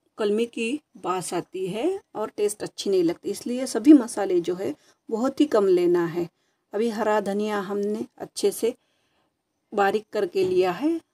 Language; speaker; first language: Hindi; non-native, local second language; Marathi